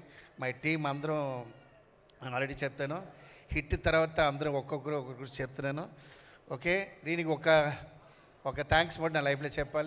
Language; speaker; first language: Telugu; non-native, fluent; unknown